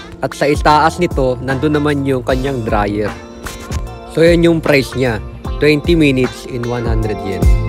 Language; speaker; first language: Filipino; native; Filipino